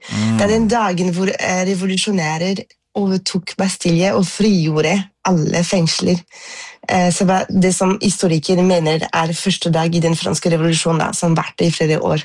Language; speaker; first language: Norwegian; non-native, fluent; French